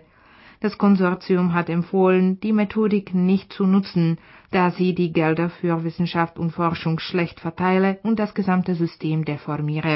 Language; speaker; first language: German; non-native, fluent; Czech